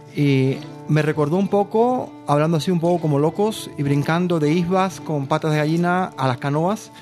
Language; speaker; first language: Spanish; early bilingual, other home language; Bulgarian